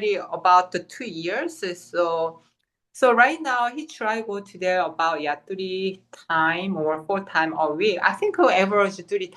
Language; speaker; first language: English; non-native, fluent; Korean